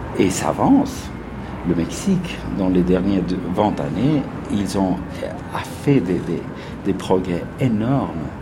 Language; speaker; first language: French; non-native, fluent; Spanish